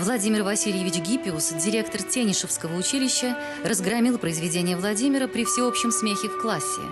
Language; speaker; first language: Russian; native; Russian